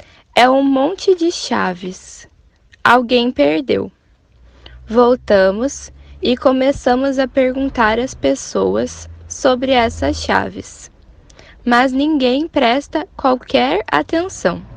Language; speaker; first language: Portuguese; non-native, learner; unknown